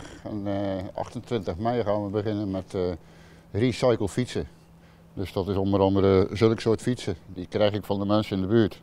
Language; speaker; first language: Dutch; native; Dutch